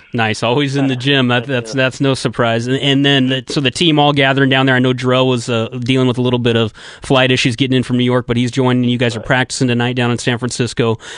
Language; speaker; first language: English; native; English